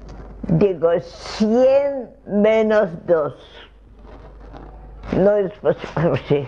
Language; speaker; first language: Spanish; non-native, fluent; Russian